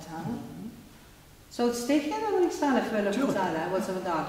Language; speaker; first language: Dutch; native; Dutch